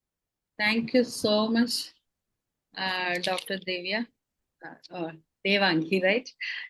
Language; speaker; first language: English; non-native, local second language; Malayalam